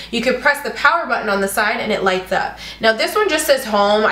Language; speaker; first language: English; native; English